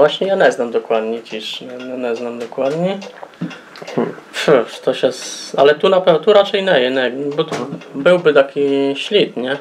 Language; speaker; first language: Polish; non-native, local second language; Rusyn